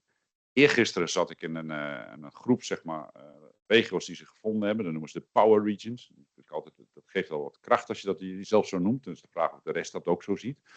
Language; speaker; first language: Dutch; native; Dutch